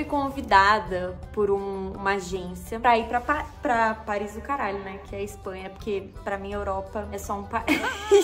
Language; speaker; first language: Portuguese; native; Portuguese